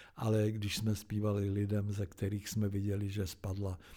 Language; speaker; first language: Czech; native; Czech